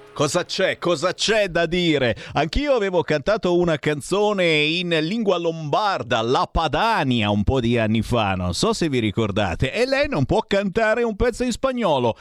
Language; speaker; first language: Italian; native; Italian